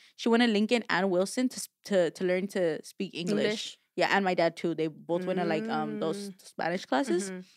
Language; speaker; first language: English; early bilingual, other home language; Spanish